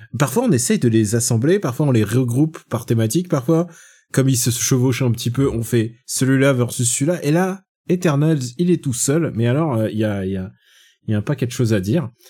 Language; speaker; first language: French; native; French